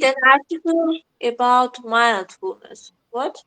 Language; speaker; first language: English; non-native, learner; Azerbaijani